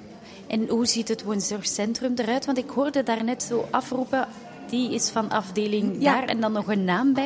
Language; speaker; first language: Dutch; native; Dutch